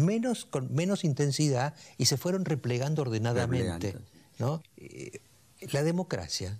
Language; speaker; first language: Spanish; native; Spanish